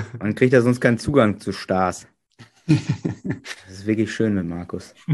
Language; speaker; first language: German; native; German